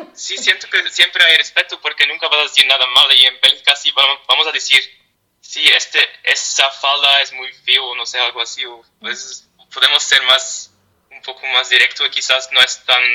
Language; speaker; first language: Spanish; non-native, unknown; Dutch